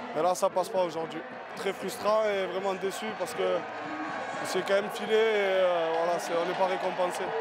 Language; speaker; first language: French; native; French